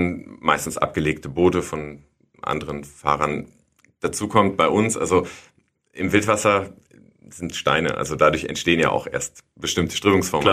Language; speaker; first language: German; native; German